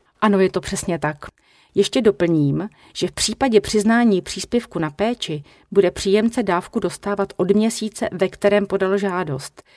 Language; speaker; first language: Czech; native; Czech